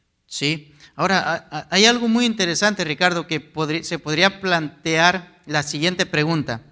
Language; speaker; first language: Spanish; native; Spanish